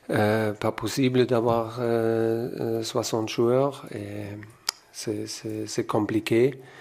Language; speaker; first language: French; non-native, fluent; German